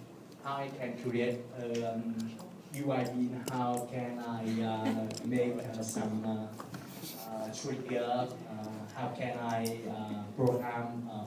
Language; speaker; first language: English; non-native, learner; Vietnamese